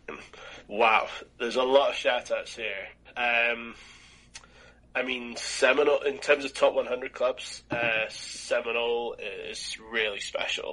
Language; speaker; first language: English; native; English